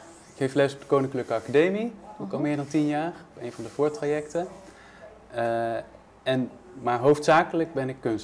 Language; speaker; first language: Dutch; native; Dutch